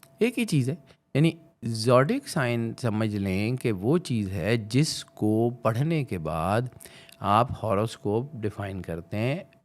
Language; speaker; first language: Urdu; non-native, local second language; Punjabi